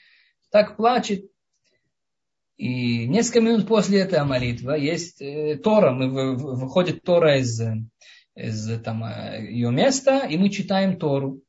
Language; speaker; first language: Russian; early bilingual, heritage; Russian